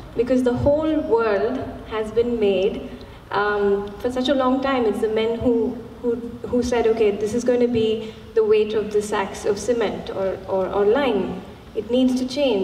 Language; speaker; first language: English; non-native, local second language; Malayalam